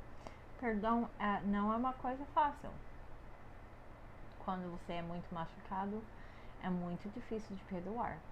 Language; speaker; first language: Portuguese; non-native, fluent; English